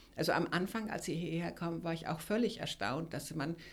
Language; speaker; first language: German; native; German